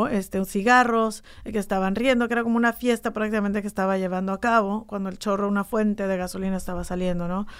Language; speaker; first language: Spanish; native; Spanish